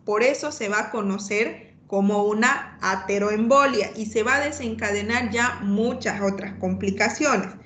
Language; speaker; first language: Spanish; native; Spanish